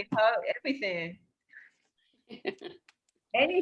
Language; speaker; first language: English; non-native, learner; Japanese